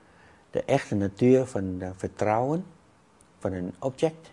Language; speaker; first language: Dutch; non-native, fluent; Vietnamese